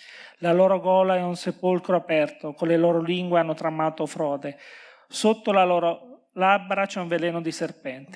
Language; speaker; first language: Italian; native; Italian